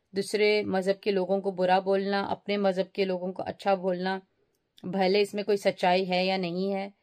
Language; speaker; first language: Urdu; early bilingual, heritage; Urdu